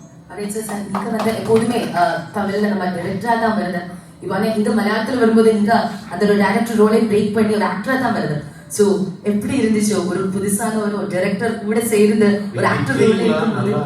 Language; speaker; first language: Tamil; non-native, learner; Malayalam